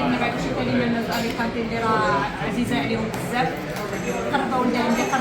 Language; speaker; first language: Arabic; native; Arabic